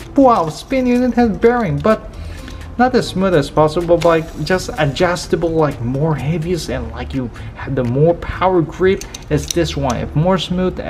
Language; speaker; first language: English; non-native, local second language; Chinese